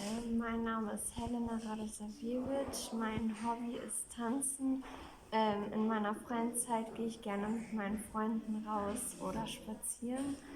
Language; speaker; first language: German; early bilingual, other home language; Serbian